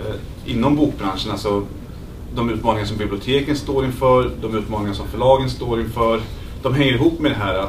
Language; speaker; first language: Swedish; native; Swedish